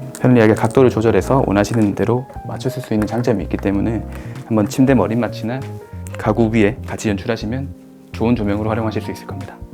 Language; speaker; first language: Korean; native; Korean